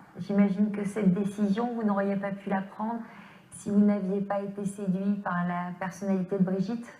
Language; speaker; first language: French; native; French